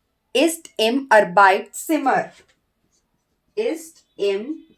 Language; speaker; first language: German; non-native, learner; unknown